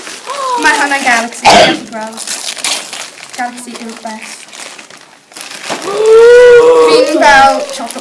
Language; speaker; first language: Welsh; non-native, local second language; English